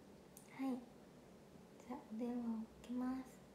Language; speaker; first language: Japanese; native; Japanese